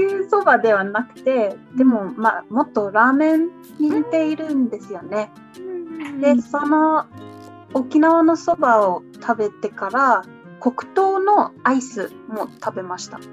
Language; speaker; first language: Japanese; non-native, fluent; English